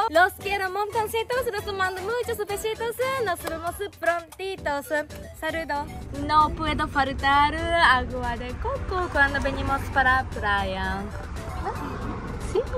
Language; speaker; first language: Spanish; non-native, fluent; Japanese